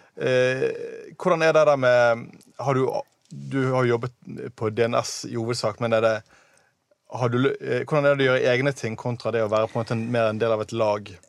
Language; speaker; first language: Norwegian; native; Norwegian